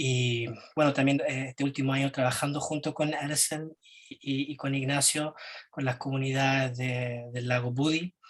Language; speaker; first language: Spanish; early bilingual, heritage; Spanish